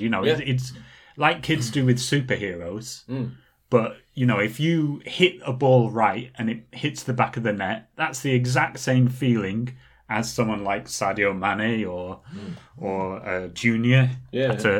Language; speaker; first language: English; native; English